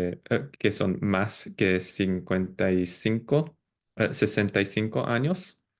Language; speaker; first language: Spanish; non-native, fluent; English